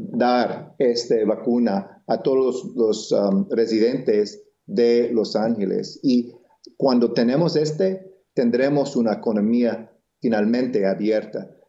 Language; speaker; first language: Spanish; non-native, local second language; English